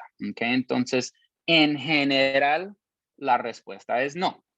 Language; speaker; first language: Spanish; early bilingual, heritage; Spanish